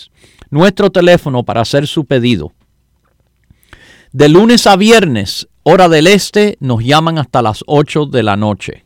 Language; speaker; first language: Spanish; native; Spanish